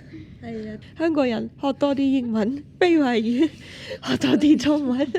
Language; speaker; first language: Cantonese; non-native, fluent; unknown